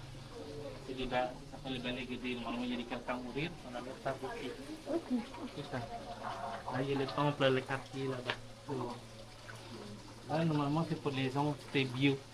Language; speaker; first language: French; non-native, learner; Balinese